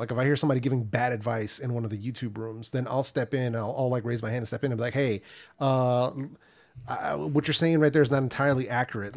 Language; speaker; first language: English; early bilingual, other home language; Spanish